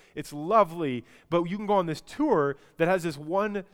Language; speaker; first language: English; native; English